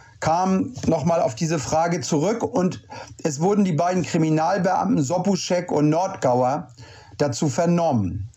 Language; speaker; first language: German; native; German